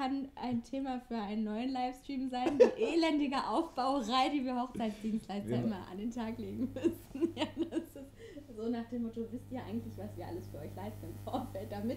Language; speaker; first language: German; native; German